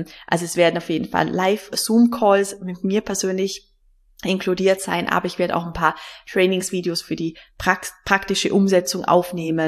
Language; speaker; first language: German; native; German